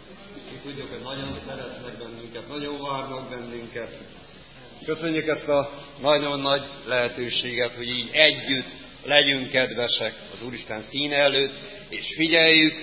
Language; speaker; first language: Hungarian; native; Hungarian